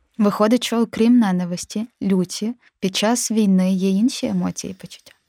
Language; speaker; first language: Ukrainian; native; Ukrainian